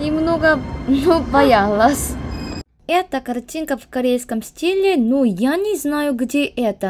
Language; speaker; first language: Russian; non-native, learner; Korean